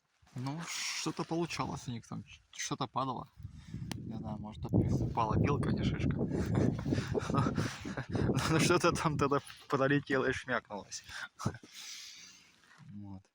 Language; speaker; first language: Russian; native; Russian